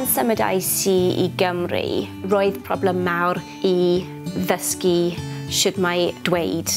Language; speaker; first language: Welsh; non-native, learner; English